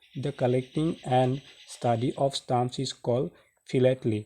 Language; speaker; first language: English; non-native, local second language; Assamese